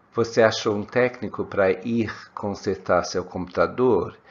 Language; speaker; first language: Portuguese; non-native, fluent; English